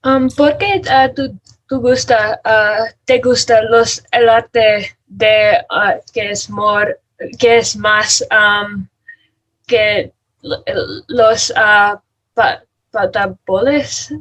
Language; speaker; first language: Spanish; non-native, learner; English